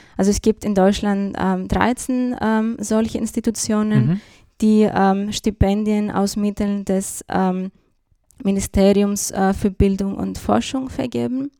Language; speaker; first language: German; non-native, fluent; Greek